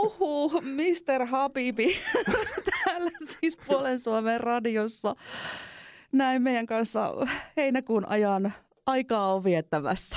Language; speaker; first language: Finnish; native; Finnish